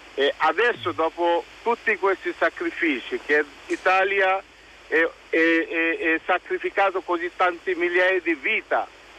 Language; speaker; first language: Italian; non-native, fluent; Bangla